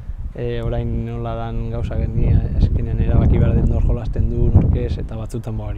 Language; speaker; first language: Basque; non-native, local second language; Spanish